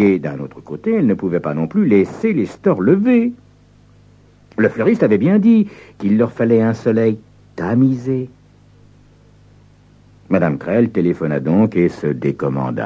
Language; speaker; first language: French; native; French